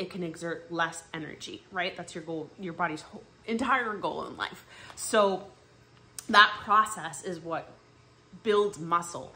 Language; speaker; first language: English; native; English